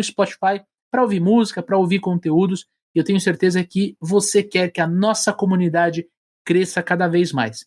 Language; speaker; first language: Portuguese; native; Portuguese